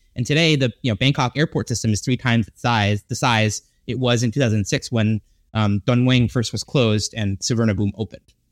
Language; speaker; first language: English; native; English